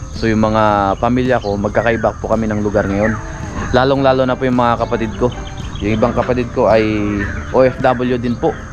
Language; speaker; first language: Filipino; non-native, local second language; Iloko